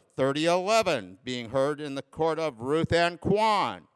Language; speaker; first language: English; native; English